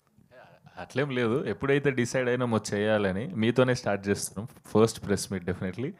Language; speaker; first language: Telugu; native; Telugu